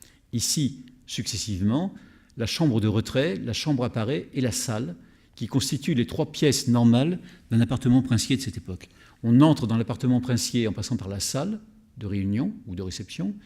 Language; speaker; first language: French; native; French